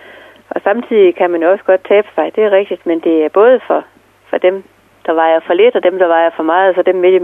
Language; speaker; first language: Danish; native; Danish